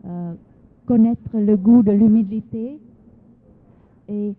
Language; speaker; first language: French; non-native, fluent; Vietnamese